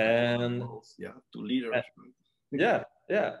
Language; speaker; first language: English; native; English